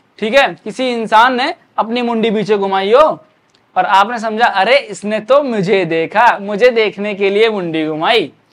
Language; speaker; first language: Hindi; native; Hindi